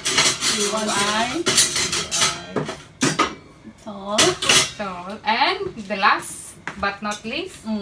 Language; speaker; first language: English; non-native, learner; Indonesian